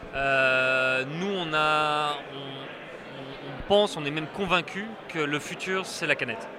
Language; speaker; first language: French; native; French